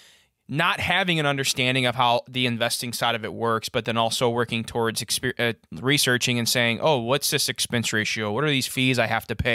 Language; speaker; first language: English; native; English